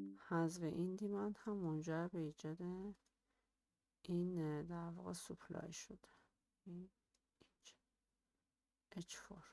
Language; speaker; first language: Persian; native; Persian